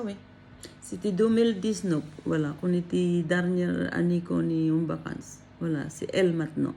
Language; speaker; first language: French; non-native, learner; Filipino